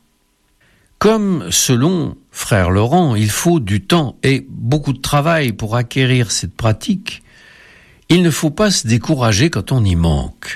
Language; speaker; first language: French; native; French